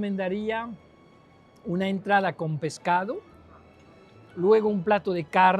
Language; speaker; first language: Spanish; non-native, fluent; French